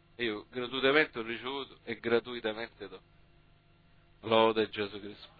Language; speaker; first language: Italian; early bilingual, heritage; English